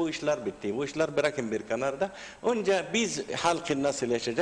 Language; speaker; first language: Turkish; non-native, learner; Arabic